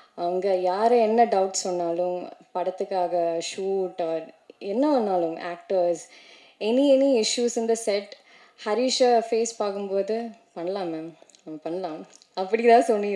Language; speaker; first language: Tamil; non-native, learner; Malayalam